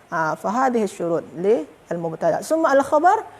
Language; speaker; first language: Arabic; non-native, fluent; Malay